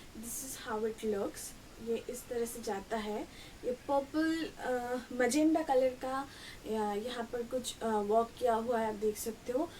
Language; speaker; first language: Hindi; non-native, local second language; Bangla